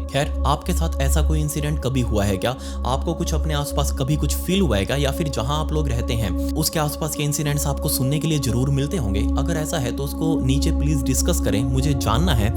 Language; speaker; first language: Hindi; native; Hindi